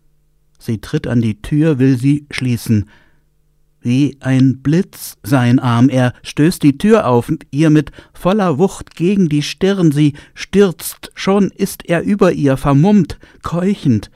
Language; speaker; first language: German; native; German